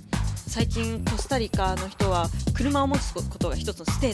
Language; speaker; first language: Japanese; native; Japanese